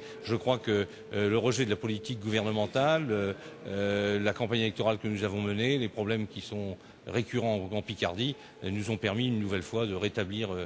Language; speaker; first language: French; native; French